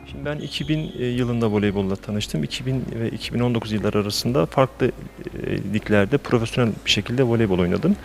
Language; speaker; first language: Turkish; native; Turkish